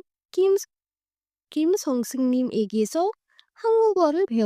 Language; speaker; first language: Korean; non-native, fluent; Hindi